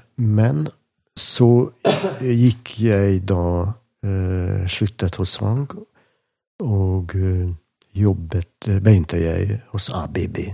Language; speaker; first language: Norwegian; non-native, fluent; Hungarian